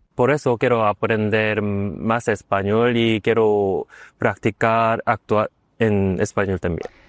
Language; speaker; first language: Spanish; non-native, learner; Korean